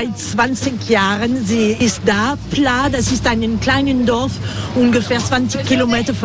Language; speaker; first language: German; non-native, learner; French